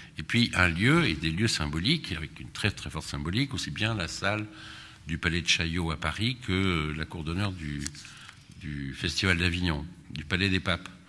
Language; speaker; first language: French; native; French